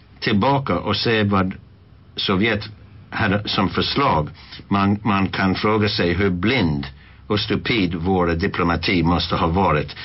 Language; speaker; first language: Swedish; non-native, fluent; English